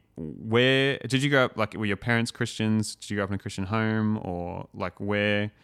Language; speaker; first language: English; native; English